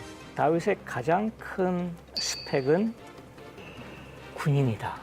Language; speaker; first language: Korean; native; Korean